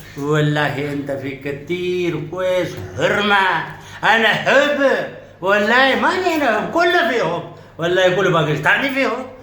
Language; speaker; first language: Arabic; non-native, learner; Pashto